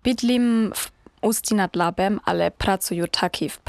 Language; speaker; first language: Czech; non-native, learner; German